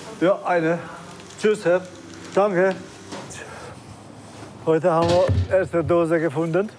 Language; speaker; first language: German; non-native, learner; Albanian